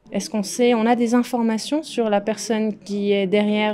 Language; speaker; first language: French; native; French